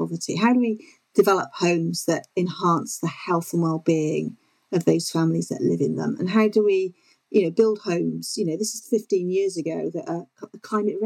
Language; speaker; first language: English; native; English